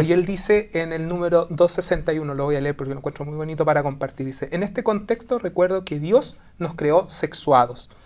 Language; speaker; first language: Spanish; native; Spanish